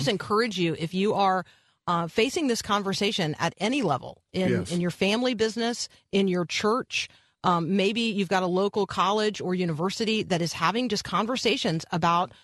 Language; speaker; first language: English; native; English